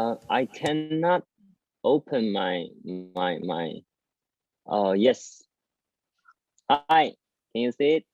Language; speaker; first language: English; non-native, learner; Chinese